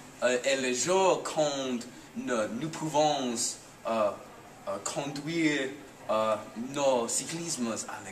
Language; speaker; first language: French; non-native, learner; English